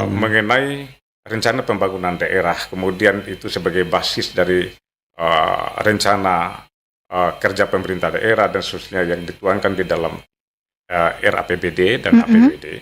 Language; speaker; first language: Indonesian; native; Indonesian